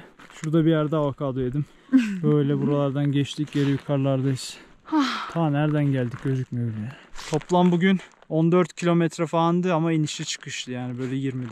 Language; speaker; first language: Turkish; native; Turkish